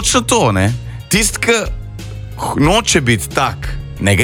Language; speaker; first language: Slovenian; native; Slovenian